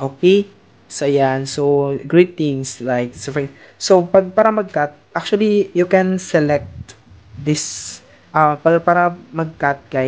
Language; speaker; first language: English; non-native, local second language; Filipino